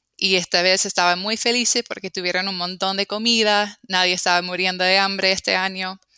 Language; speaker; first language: Spanish; non-native, fluent; English